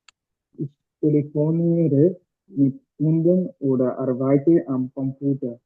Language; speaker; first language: German; non-native, learner; Bangla